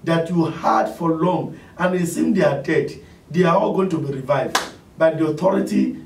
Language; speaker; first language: English; non-native, local second language; Yoruba